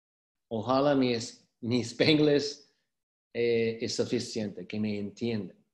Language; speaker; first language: Spanish; non-native, fluent; English